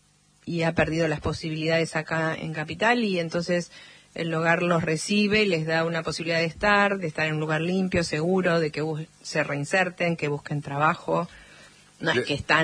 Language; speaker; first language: Spanish; native; Spanish